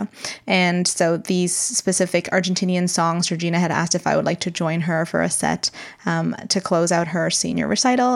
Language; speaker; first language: English; native; English